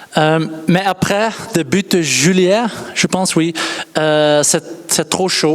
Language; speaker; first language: French; non-native, learner; Dutch